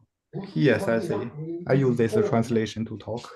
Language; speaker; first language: English; non-native, learner; Chinese